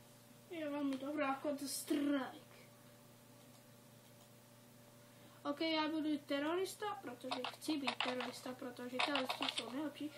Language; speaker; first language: Czech; non-native, learner; Slovak